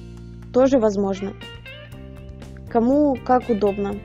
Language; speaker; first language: Russian; native; Russian